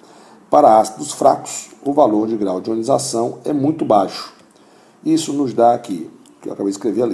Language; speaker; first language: Portuguese; native; Portuguese